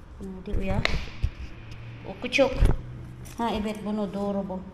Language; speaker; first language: Turkish; non-native, learner; Filipino